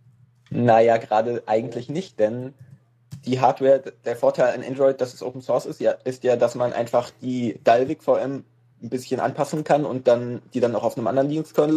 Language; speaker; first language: German; native; German